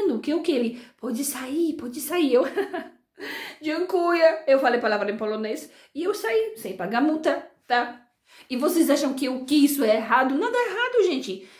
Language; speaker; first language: Portuguese; non-native, fluent; Polish